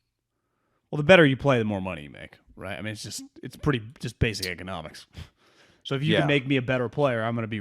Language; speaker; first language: English; native; English